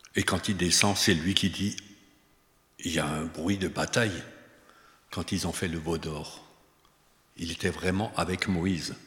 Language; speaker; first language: French; native; French